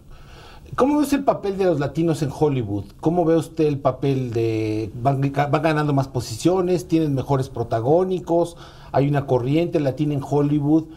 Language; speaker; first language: Spanish; native; Spanish